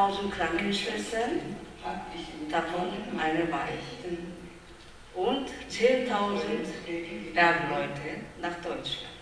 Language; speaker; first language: German; non-native, fluent; Korean